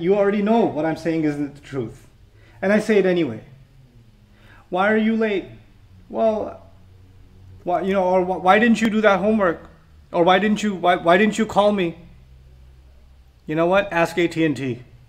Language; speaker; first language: English; native; English